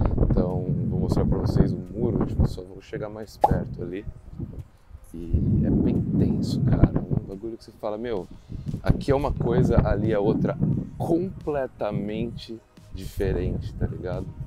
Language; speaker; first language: Portuguese; native; Portuguese